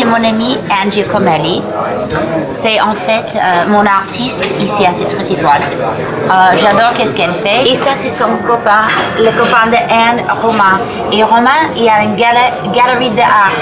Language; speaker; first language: French; non-native, fluent; English